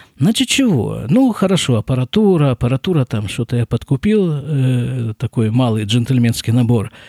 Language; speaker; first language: Russian; native; Russian